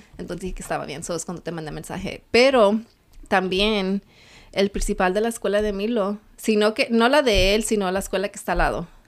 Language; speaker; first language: Spanish; early bilingual, heritage; Spanish